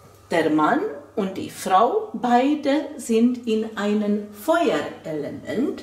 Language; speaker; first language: German; non-native, fluent; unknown